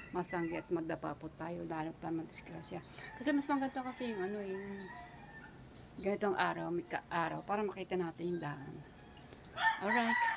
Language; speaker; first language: Filipino; native; Filipino